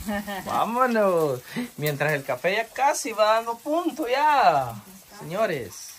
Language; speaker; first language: Spanish; native; Spanish